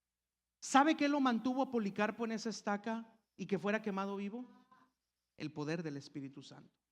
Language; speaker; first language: Spanish; native; Spanish